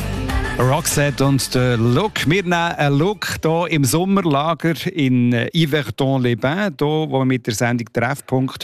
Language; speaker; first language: German; native; German